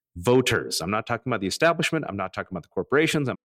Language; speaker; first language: English; early bilingual, other home language; Urdu